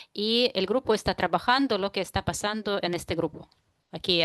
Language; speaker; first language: Spanish; non-native, fluent; Russian